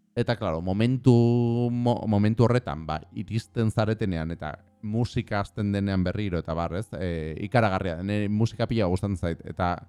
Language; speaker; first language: Basque; non-native, local second language; Spanish